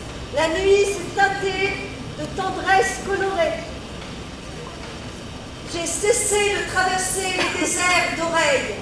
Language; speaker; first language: French; native; French